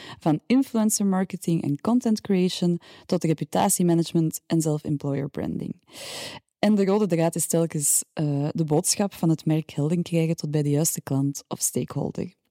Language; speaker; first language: Dutch; native; Dutch